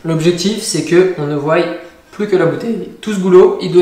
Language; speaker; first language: French; native; French